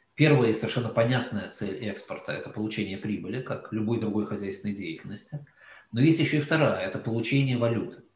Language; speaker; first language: Russian; native; Russian